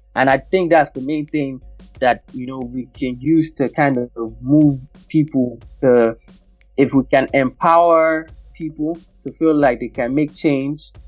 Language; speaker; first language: English; non-native, local second language; Yoruba